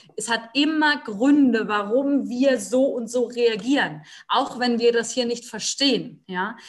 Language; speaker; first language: German; native; German